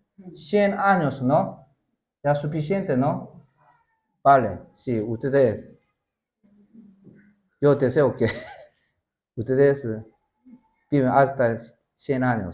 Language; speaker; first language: Spanish; non-native, learner; Korean